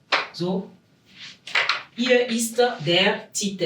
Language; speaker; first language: German; non-native, learner; French